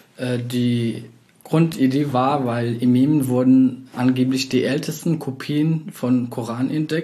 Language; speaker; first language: German; non-native, fluent; Arabic